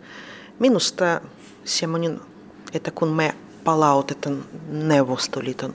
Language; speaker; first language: Finnish; non-native, learner; Russian